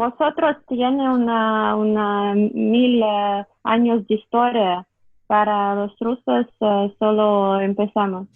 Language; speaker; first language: Spanish; non-native, fluent; Russian